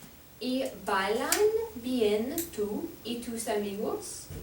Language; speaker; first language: Spanish; non-native, fluent; English